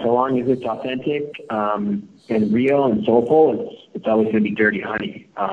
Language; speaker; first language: English; native; English